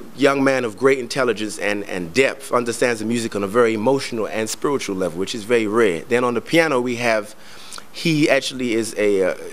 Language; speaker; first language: English; native; English